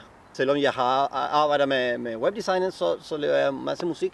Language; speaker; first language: Danish; non-native, fluent; Spanish